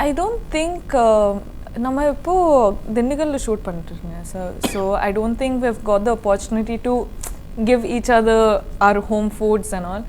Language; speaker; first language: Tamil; non-native, learner; Kodava